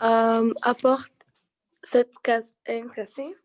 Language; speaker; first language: French; non-native, learner; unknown